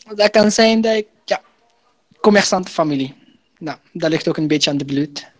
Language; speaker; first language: Dutch; early bilingual, other home language; Arabic